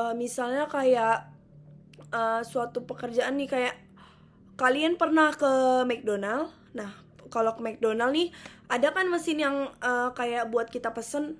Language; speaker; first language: Indonesian; native; Indonesian